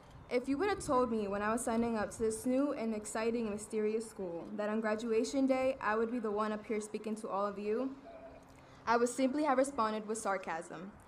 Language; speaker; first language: English; early bilingual, other home language; Spanish